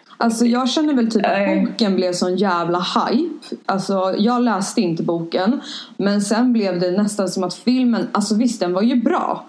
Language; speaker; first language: Swedish; native; Swedish